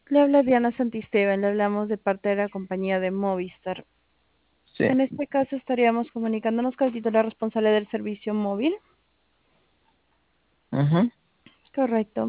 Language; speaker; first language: Spanish; native; Spanish